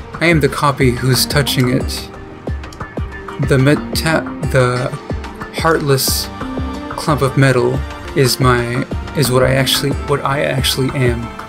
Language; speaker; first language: English; native; English